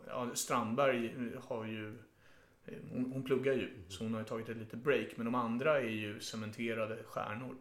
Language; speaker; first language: Swedish; native; Swedish